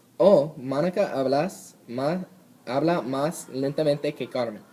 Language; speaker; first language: Spanish; non-native, learner; English